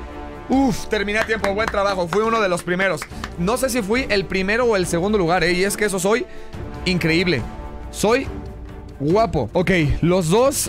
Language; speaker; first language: Spanish; native; Spanish